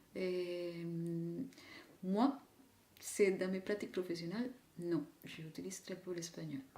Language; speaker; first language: French; non-native, fluent; Spanish